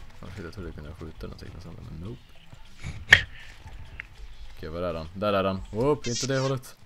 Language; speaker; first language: Swedish; native; Swedish